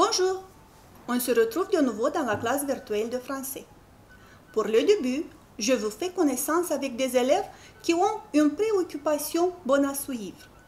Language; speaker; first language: French; non-native, fluent; Romanian